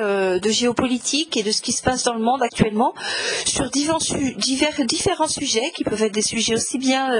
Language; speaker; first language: French; native; French